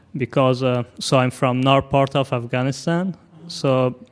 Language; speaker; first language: English; non-native, fluent; Persian